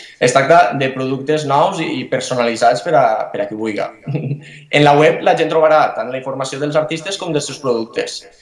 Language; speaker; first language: Catalan; native; Catalan